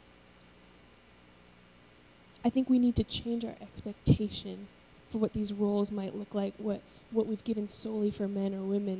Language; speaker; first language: English; native; English